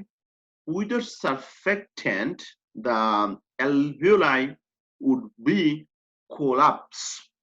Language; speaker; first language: English; non-native, fluent; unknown